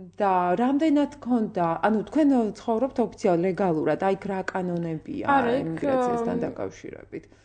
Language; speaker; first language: Georgian; native; Georgian